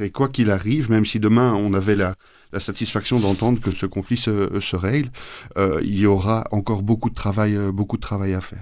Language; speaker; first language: French; native; French